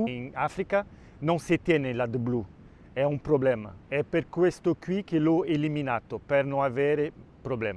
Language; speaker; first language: Italian; non-native, local second language; Spanish